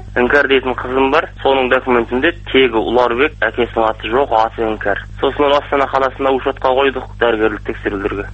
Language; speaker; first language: Kazakh; native; Kazakh